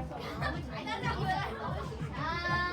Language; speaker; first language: English; native; English